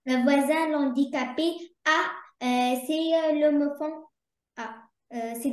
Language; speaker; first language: French; non-native, learner; Arabic